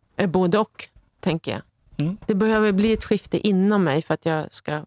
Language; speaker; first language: Swedish; native; Swedish